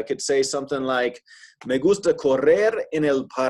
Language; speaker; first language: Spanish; non-native, fluent; English